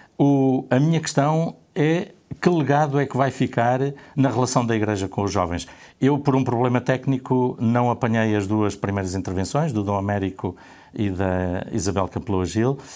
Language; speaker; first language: Portuguese; native; Portuguese